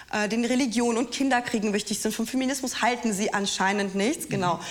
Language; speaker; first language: German; non-native, fluent; Russian